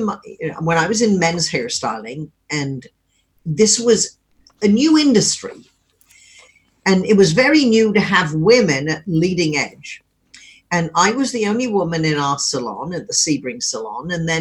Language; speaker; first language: English; native; English